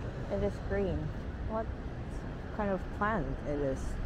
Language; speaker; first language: English; non-native, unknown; Korean